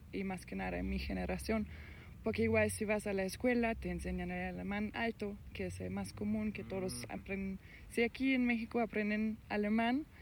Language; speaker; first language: Spanish; non-native, fluent; German